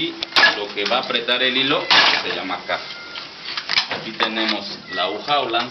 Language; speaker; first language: Spanish; native; Spanish